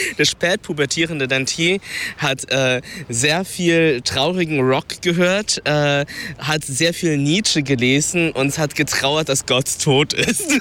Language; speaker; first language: German; early bilingual, other home language; Vietnamese